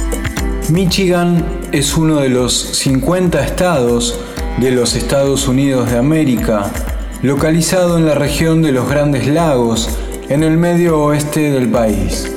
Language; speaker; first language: Spanish; native; Spanish